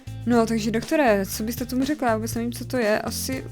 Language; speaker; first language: Czech; native; Czech